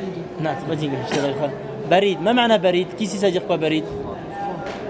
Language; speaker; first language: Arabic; non-native, fluent; French